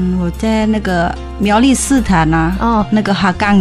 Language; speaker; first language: Chinese; non-native, learner; Indonesian